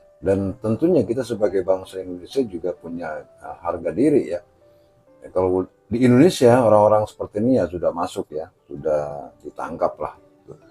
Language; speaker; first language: Indonesian; native; Indonesian